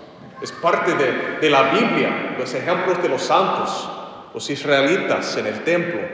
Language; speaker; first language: Spanish; non-native, fluent; English